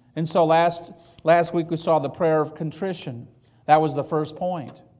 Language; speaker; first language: English; early bilingual, other home language; Polish